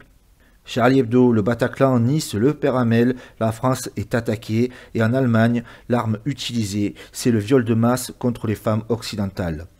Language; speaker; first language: French; native; French